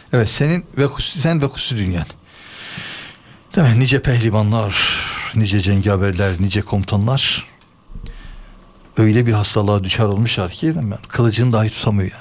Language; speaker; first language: Turkish; native; Turkish